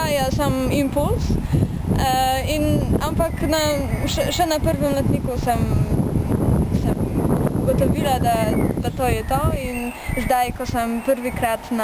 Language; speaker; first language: Slovenian; non-native, learner; Polish